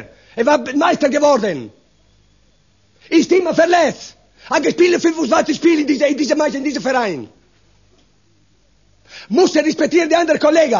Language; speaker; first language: German; non-native, learner; Italian